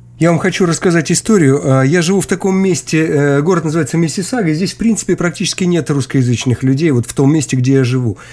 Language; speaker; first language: Russian; native; Russian